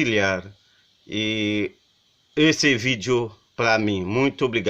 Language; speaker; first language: Portuguese; non-native, learner; Haitian Creole